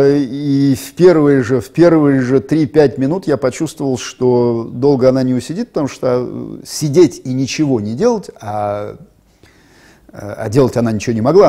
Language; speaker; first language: Russian; native; Russian